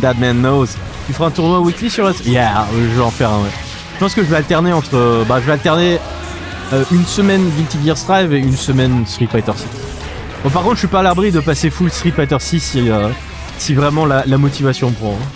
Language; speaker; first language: French; native; French